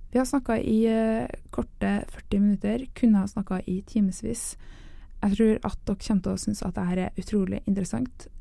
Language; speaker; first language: Norwegian; native; Norwegian